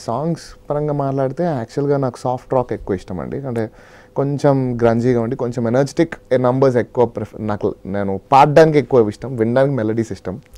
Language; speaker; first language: Telugu; native; Telugu